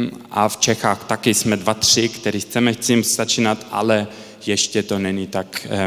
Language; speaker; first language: Czech; early bilingual, heritage; Czech